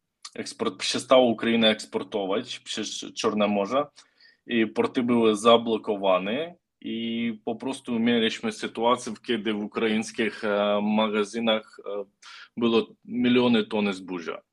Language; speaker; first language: Polish; non-native, learner; Ukrainian